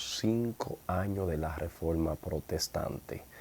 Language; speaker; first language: Spanish; native; Spanish